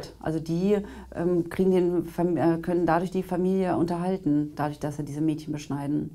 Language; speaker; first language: German; native; German